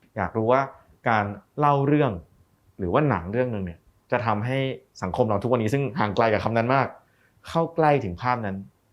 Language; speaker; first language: Thai; native; Thai